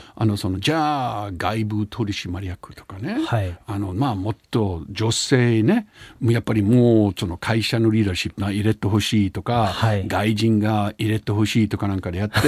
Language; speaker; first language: Japanese; non-native, fluent; German